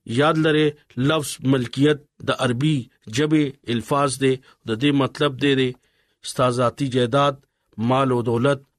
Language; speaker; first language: Pashto; non-native, local second language; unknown